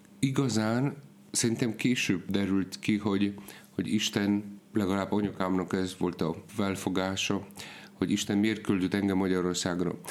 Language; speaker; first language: Hungarian; non-native, fluent; Polish